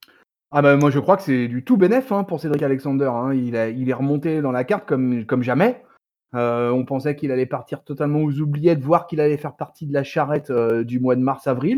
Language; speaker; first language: French; native; French